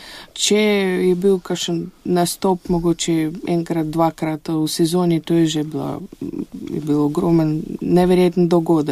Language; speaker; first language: Slovenian; non-native, fluent; Russian